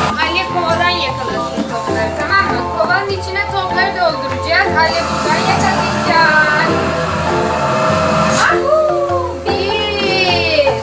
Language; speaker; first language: Turkish; native; Turkish